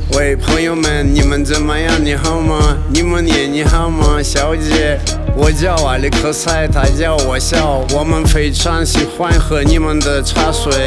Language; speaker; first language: Chinese; non-native, learner; Russian